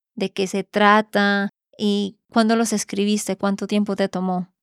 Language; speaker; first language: Spanish; native; Spanish